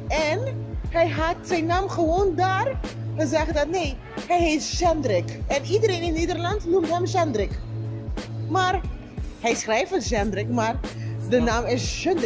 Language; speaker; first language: Dutch; non-native, fluent; Spanish